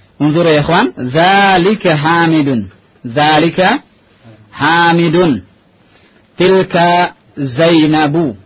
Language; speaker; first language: Arabic; non-native, fluent; Indonesian